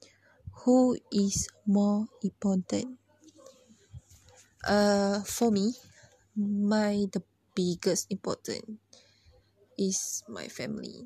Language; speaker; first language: English; non-native, learner; Malay